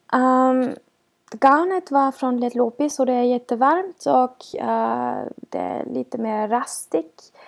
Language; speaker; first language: Swedish; non-native, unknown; German